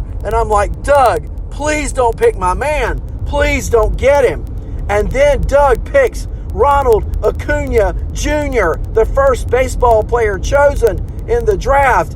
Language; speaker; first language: English; native; English